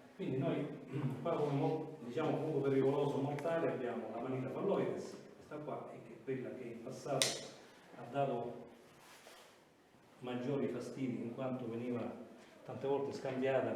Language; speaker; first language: Italian; native; Italian